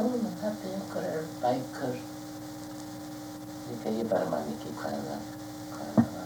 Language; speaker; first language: Icelandic; early bilingual, heritage; Icelandic